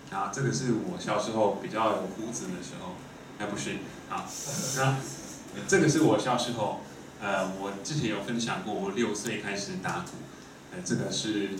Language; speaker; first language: Chinese; non-native, fluent; English